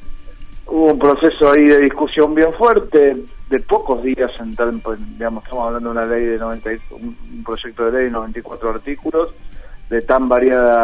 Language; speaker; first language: Spanish; native; Spanish